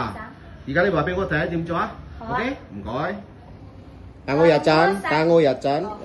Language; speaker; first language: Chinese; native; Chinese